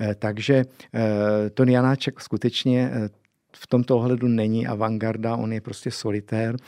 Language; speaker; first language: Czech; native; Czech